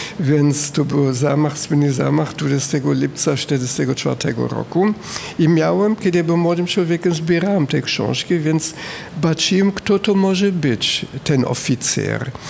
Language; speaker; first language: Polish; non-native, fluent; German